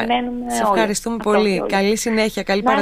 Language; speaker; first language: Greek; native; Greek